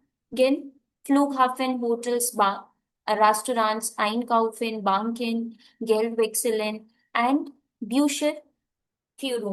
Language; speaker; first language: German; non-native, fluent; Hindi